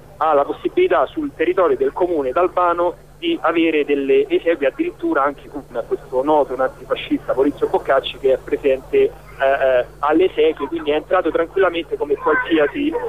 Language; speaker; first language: Italian; native; Italian